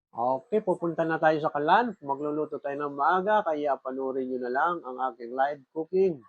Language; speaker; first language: Filipino; non-native, local second language; Bikol